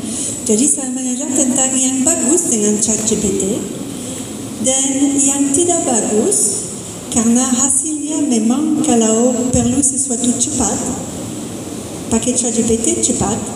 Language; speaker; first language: Indonesian; non-native, fluent; English